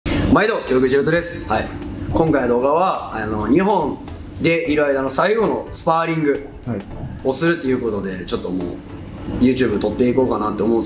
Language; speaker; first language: Japanese; native; Japanese